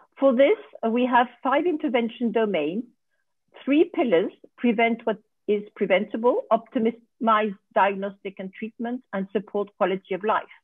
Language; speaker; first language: English; non-native, fluent; French